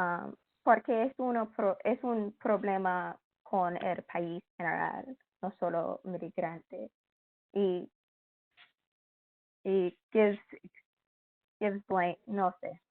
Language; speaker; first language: Spanish; non-native, learner; English